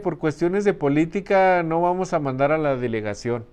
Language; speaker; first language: Spanish; native; Spanish